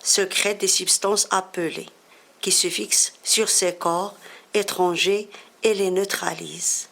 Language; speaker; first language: French; non-native, local second language; Arabic